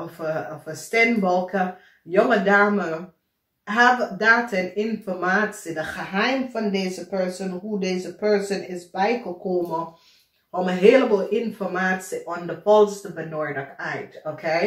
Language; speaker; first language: Dutch; non-native, fluent; English